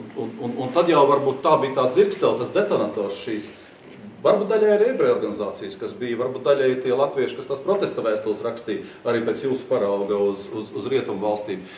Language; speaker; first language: Latvian; non-native, local second language; Russian